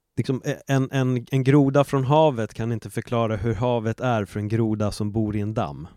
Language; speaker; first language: Swedish; native; Swedish